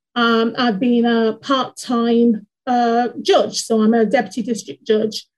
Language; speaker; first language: English; native; English